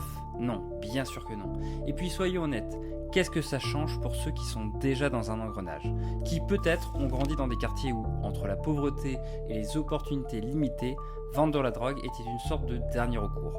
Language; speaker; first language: French; native; French